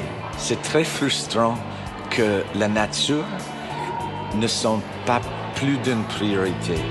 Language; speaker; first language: French; non-native, learner; English